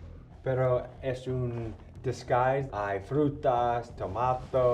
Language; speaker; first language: Spanish; non-native, learner; English